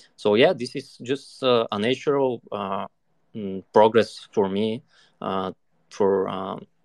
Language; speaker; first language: English; non-native, fluent; Bulgarian